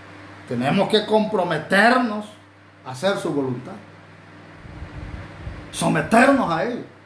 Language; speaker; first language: Spanish; native; Spanish